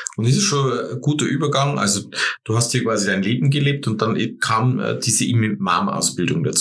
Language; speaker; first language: German; native; German